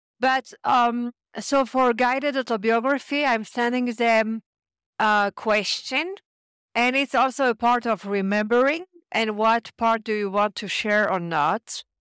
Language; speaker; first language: English; non-native, fluent; French